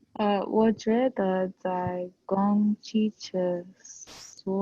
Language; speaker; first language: Chinese; non-native, learner; English